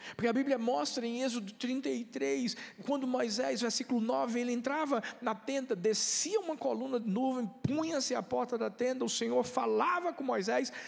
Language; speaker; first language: Portuguese; native; Portuguese